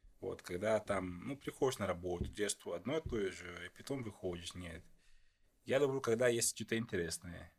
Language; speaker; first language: Russian; non-native, fluent; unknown